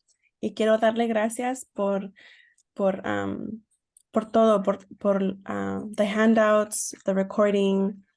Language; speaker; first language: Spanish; early bilingual, heritage; Spanish